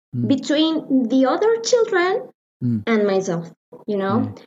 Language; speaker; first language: English; non-native, learner; Spanish